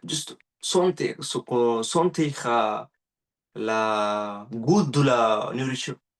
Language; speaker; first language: French; non-native, learner; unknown